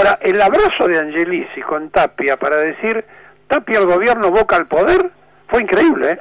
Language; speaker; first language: Spanish; native; Spanish